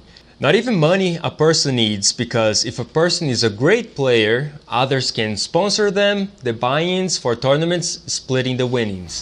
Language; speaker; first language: English; non-native, fluent; Portuguese